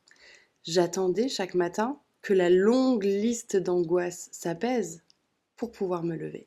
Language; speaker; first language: French; native; French